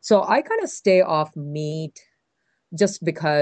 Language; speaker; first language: English; non-native, local second language; Tamil